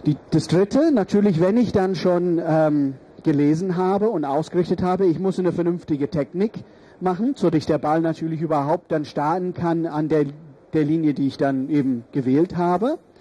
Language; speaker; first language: German; non-native, fluent; English